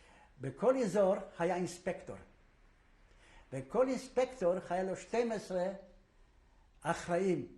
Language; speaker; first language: Hebrew; non-native, fluent; Yiddish